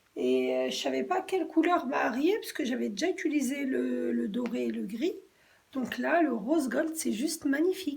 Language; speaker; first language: French; native; French